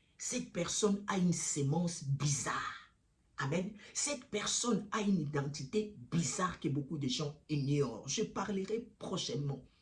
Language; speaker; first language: French; early bilingual, other home language; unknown